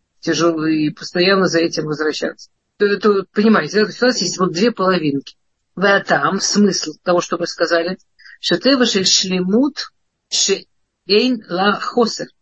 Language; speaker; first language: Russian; early bilingual, heritage; Russian